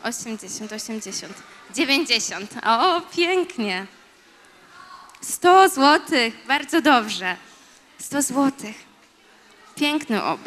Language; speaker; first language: Polish; native; Polish